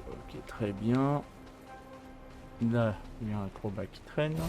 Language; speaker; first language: French; native; French